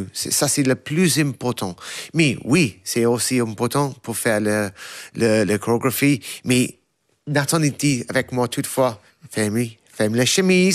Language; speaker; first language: French; non-native, learner; English